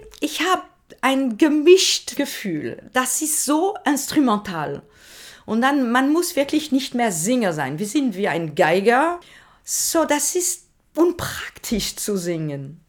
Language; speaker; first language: German; non-native, learner; French